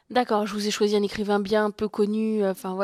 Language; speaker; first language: French; native; French